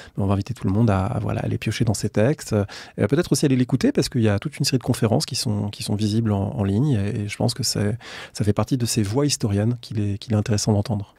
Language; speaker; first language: French; native; French